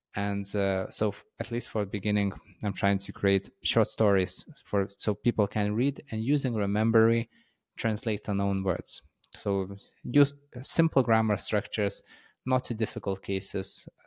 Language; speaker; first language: English; non-native, fluent; Lithuanian